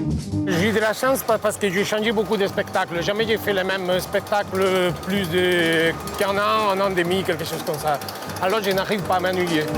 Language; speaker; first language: French; non-native, fluent; Spanish